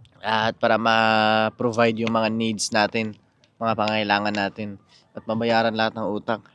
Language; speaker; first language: Filipino; native; Filipino